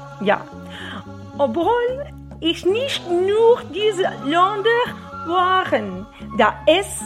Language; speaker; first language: German; non-native, learner; Portuguese